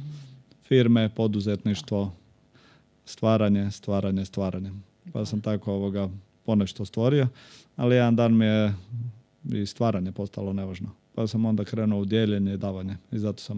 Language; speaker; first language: Croatian; native; Croatian